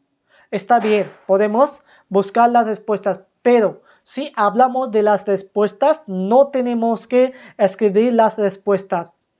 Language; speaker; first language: Spanish; non-native, fluent; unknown